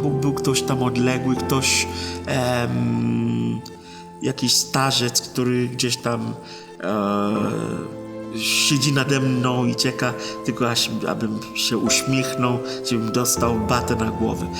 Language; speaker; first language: Polish; non-native, fluent; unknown